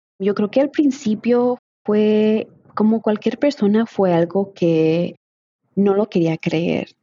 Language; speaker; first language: Spanish; early bilingual, heritage; Spanish